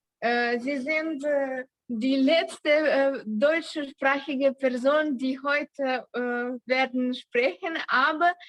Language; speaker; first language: German; non-native, learner; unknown